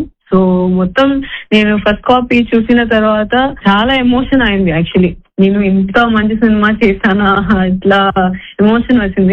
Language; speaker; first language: Telugu; non-native, fluent; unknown